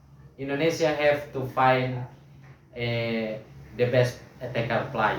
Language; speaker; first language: English; non-native, learner; Indonesian